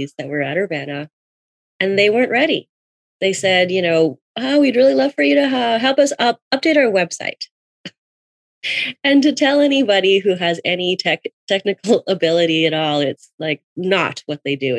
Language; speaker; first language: English; native; English